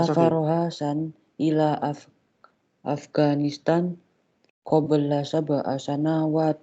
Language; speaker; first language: Arabic; non-native, learner; Indonesian